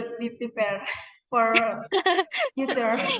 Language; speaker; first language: English; non-native, learner; Indonesian